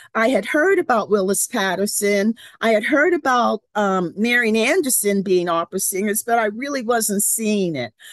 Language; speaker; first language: English; native; English